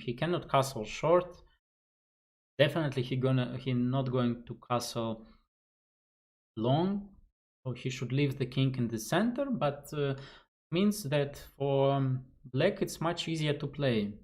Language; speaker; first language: English; non-native, fluent; Russian